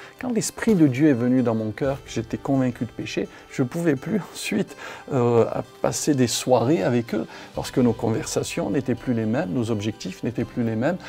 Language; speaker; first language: French; native; French